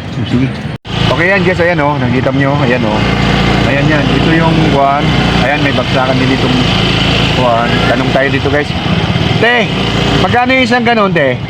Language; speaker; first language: Filipino; native; Filipino